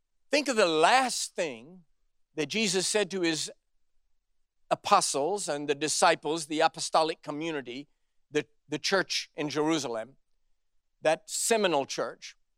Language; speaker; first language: English; native; English